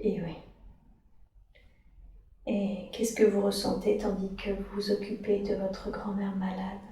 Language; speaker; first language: French; native; French